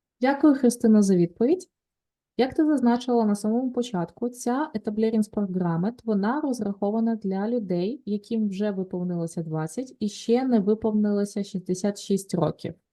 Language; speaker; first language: Ukrainian; native; Ukrainian